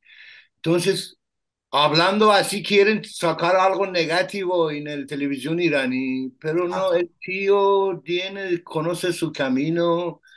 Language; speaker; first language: Spanish; non-native, learner; Persian